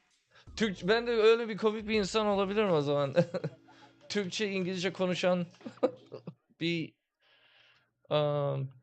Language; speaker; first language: Turkish; early bilingual, heritage; Turkish